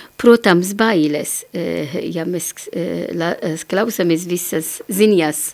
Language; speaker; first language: Latvian; non-native, learner; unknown